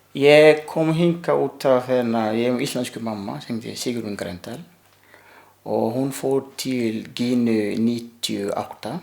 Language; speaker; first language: Icelandic; non-native, learner; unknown